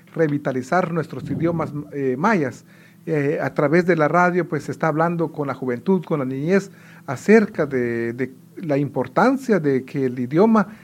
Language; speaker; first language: Spanish; non-native, local second language; Kaqchikel